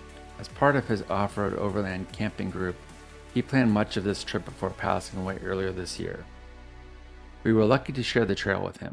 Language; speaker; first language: English; native; English